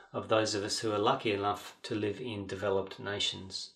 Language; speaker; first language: English; native; English